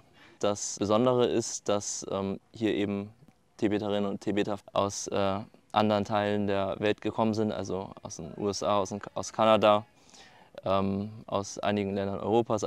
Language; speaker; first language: German; early bilingual, other home language; Tibetan